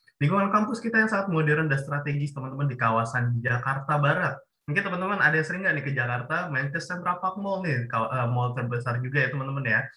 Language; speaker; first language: Indonesian; native; Indonesian